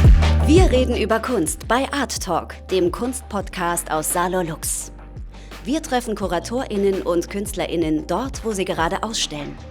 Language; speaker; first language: German; native; German